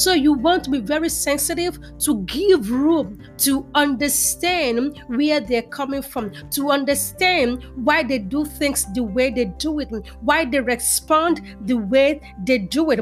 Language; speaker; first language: English; non-native, local second language; Yoruba